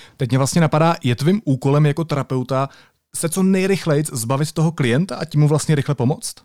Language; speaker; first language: Czech; native; Czech